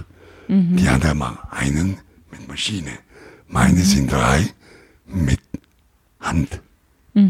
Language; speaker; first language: German; non-native, learner; Italian